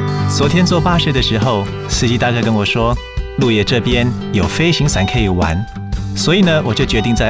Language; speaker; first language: Chinese; native; Chinese